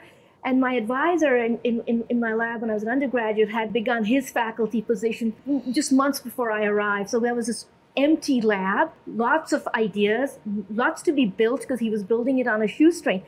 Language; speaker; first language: English; non-native, local second language; Urdu